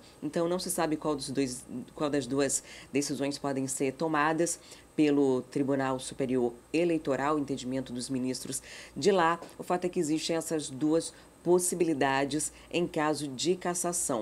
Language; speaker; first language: Portuguese; native; Portuguese